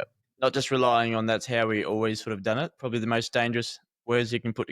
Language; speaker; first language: English; native; English